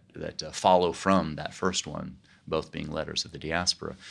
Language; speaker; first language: English; native; English